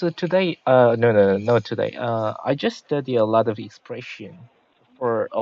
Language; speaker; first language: English; non-native, learner; Korean